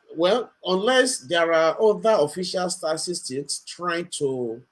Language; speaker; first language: English; non-native, local second language; Yoruba